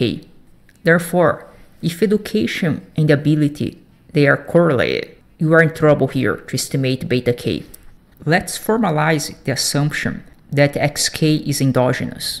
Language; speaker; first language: English; non-native, fluent; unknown